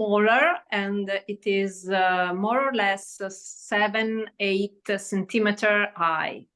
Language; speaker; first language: English; non-native, learner; Italian